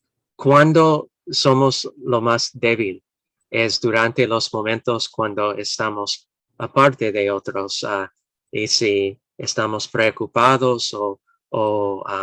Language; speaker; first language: Spanish; non-native, fluent; English